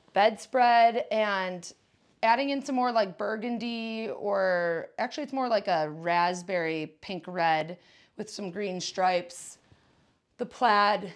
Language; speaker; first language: English; native; English